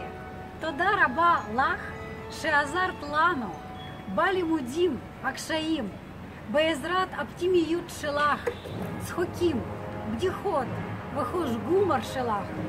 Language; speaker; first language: Hebrew; non-native, learner; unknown